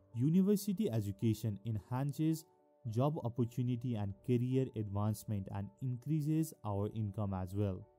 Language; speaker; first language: English; non-native, local second language; Nepali